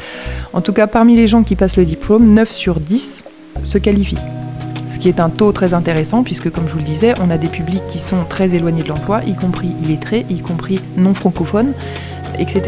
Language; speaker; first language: French; native; French